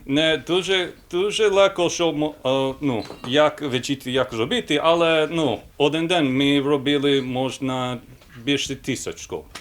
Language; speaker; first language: Ukrainian; non-native, learner; English